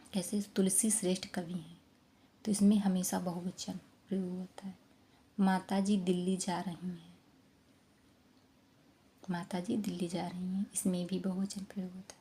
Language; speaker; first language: Hindi; native; Hindi